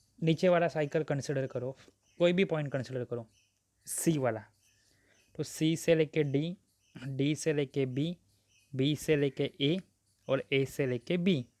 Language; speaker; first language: Hindi; non-native, local second language; Marathi